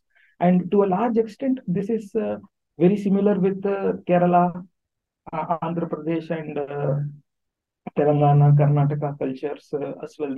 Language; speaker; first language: English; non-native, local second language; Tamil